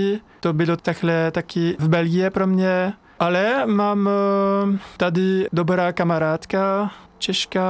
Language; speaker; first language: Czech; non-native, learner; French